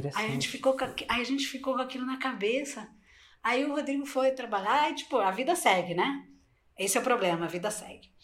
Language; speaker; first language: Portuguese; non-native, local second language; Spanish